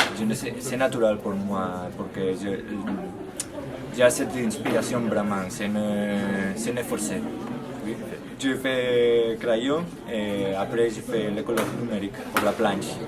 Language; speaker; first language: French; non-native, learner; Spanish